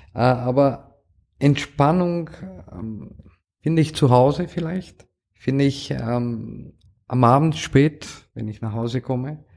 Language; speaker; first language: German; non-native, fluent; Romanian